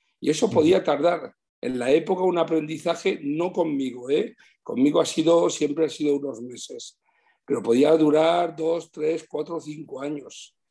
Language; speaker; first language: Spanish; early bilingual, heritage; Spanish